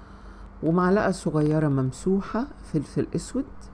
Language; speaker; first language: Arabic; native; Arabic